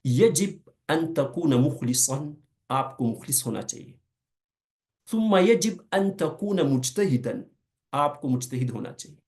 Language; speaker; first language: Arabic; non-native, fluent; Urdu